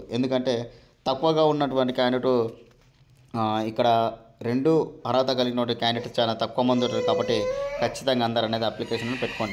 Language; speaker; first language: Telugu; native; Telugu